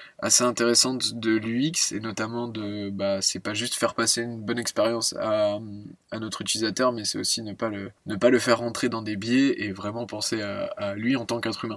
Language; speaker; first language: French; native; French